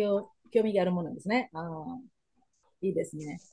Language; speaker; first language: Japanese; non-native, learner; Indonesian